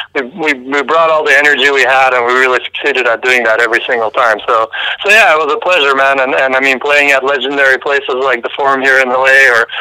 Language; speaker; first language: English; early bilingual, other home language; French